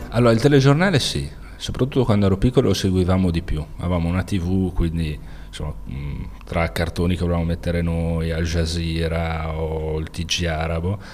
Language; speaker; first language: Italian; native; Italian